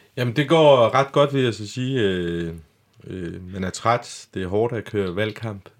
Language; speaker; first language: Danish; non-native, fluent; Turkish